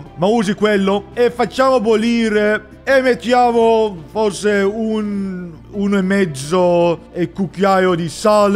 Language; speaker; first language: Italian; non-native, learner; English